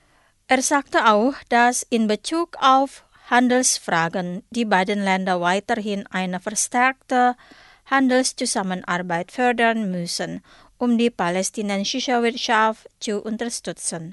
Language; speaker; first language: German; non-native, fluent; Indonesian